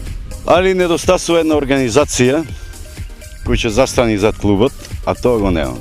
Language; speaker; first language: Macedonian; native; Macedonian